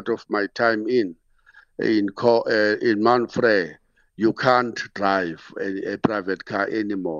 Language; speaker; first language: English; non-native, local second language; Xhosa